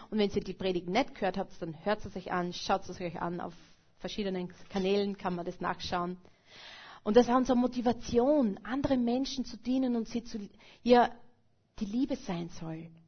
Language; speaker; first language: German; native; German